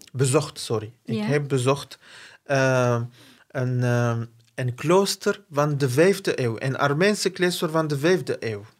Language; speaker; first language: Dutch; non-native, fluent; Arabic